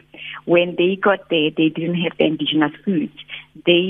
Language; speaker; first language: English; non-native, local second language; Tswana